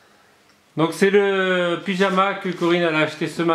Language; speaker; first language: French; native; French